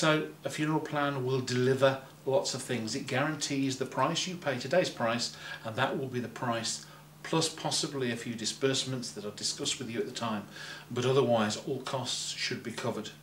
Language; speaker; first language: English; native; English